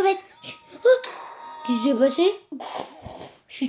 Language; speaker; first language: French; native; French